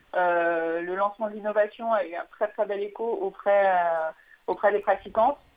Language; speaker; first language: French; native; French